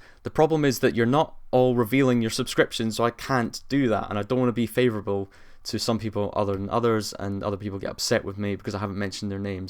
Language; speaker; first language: English; native; English